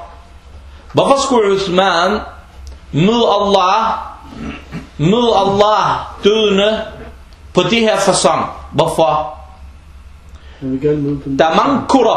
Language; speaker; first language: Danish; early bilingual, other home language; Arabic